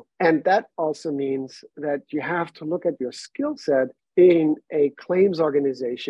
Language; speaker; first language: English; non-native, fluent; German